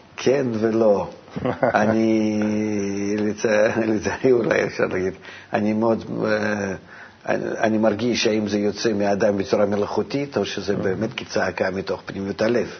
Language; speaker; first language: Hebrew; non-native, fluent; Russian